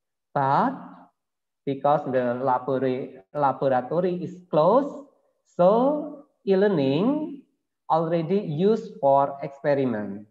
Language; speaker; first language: English; non-native, learner; Indonesian